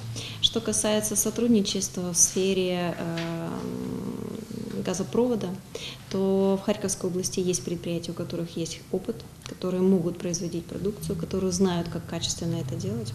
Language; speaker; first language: Russian; native; Russian